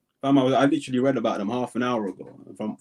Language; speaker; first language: English; native; English